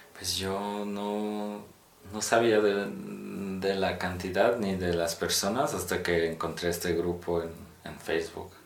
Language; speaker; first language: Spanish; non-native, fluent; Polish